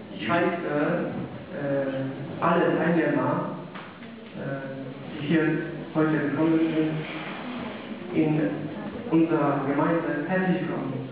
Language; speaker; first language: German; non-native, learner; Polish